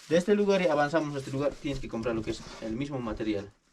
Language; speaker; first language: Spanish; native; Spanish